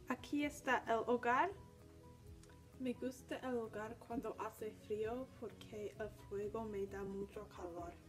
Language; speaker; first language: Spanish; non-native, learner; English